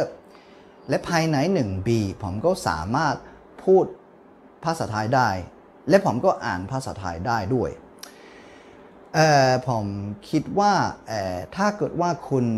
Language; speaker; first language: Thai; non-native, fluent; Cantonese